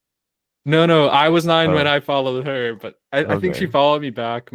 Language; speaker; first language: English; non-native, fluent; Croatian